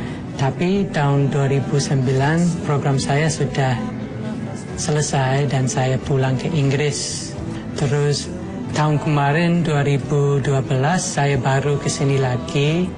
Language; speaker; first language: Indonesian; non-native, fluent; English